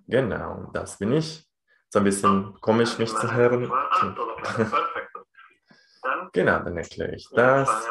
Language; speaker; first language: German; non-native, fluent; Spanish